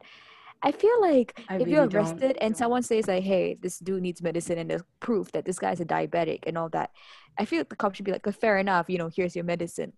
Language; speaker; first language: English; native; English